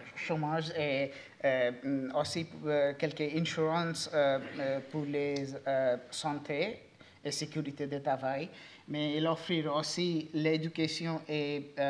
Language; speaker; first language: French; non-native, learner; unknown